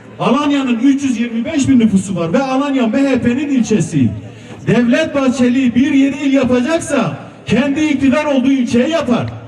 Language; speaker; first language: Turkish; non-native, local second language; Kurdish